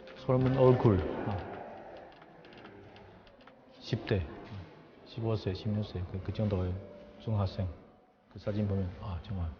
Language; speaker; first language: Korean; non-native, fluent; Chinese